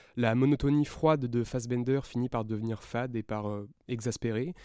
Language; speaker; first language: French; native; French